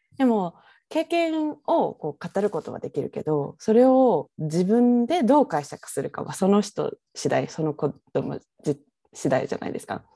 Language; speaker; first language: Japanese; native; Japanese